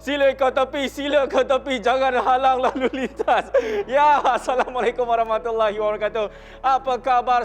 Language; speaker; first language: Malay; native; Malay